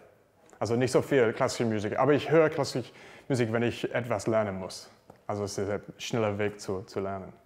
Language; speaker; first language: German; non-native, learner; English